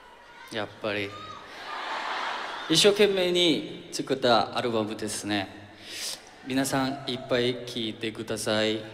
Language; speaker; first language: Japanese; non-native, fluent; Korean